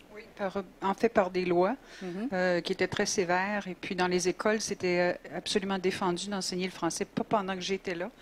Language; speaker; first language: French; native; French